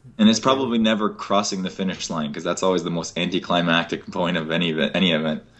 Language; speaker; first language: English; native; English